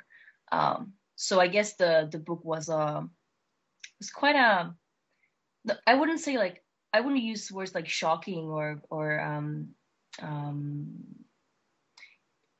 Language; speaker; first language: English; non-native, fluent; Czech